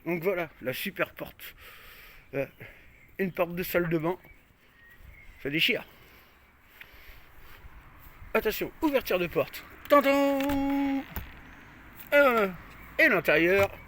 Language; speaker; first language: French; native; French